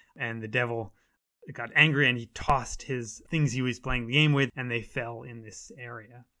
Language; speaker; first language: English; native; English